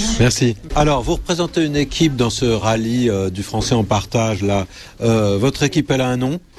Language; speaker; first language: French; native; French